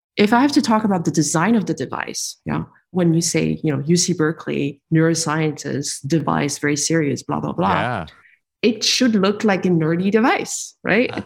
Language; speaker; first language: English; non-native, fluent; French